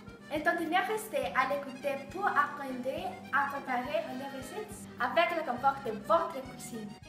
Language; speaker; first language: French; non-native, learner; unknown